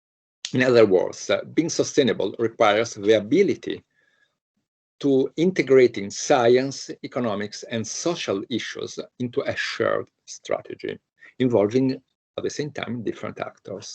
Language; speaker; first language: English; non-native, fluent; Italian